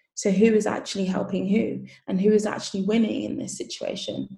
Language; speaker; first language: English; native; English